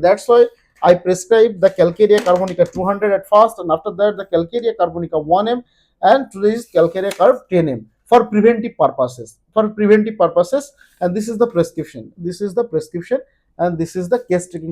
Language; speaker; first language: English; non-native, local second language; Bangla